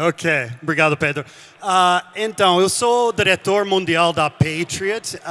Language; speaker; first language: Portuguese; non-native, fluent; English